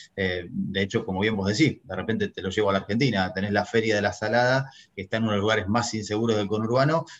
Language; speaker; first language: Spanish; native; Spanish